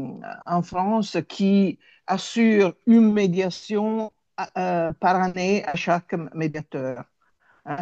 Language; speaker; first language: French; non-native, fluent; Italian